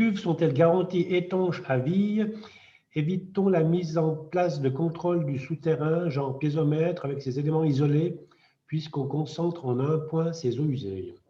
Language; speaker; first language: French; native; French